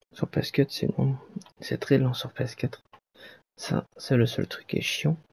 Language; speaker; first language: French; native; French